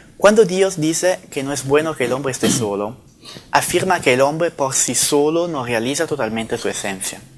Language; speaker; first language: Spanish; non-native, fluent; Italian